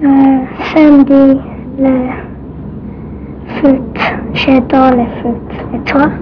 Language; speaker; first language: French; non-native, learner; English